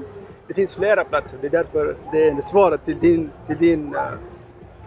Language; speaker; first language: Swedish; non-native, learner; Arabic